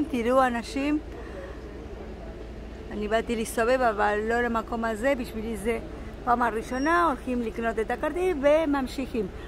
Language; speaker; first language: Hebrew; non-native, learner; Spanish